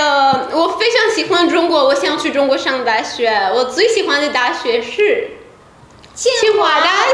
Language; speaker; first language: Chinese; non-native, learner; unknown